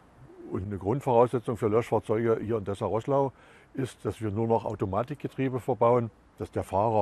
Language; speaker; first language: German; native; German